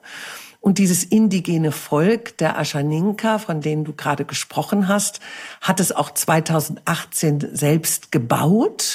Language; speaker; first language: German; native; German